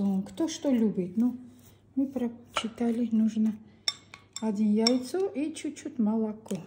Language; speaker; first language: Russian; non-native, local second language; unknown